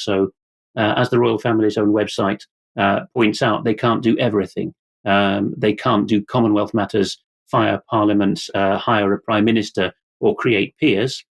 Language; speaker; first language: English; non-native, fluent; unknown